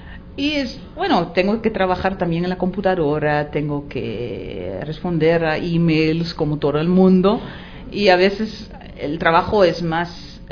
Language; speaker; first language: Spanish; non-native, fluent; Dutch